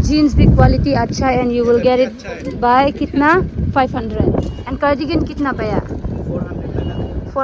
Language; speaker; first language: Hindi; non-native, local second language; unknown